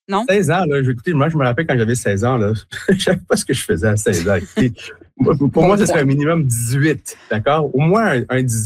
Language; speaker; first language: French; native; French